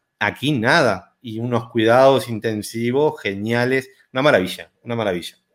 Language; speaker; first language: Spanish; native; Spanish